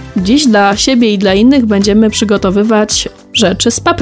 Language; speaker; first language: Polish; native; Polish